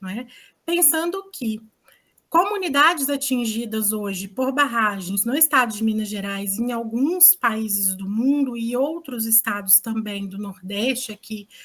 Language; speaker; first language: Portuguese; native; Portuguese